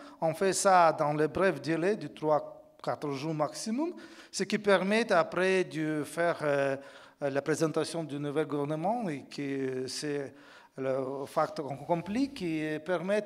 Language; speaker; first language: French; non-native, fluent; Ukrainian